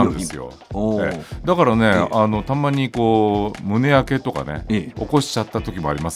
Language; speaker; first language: Japanese; native; Japanese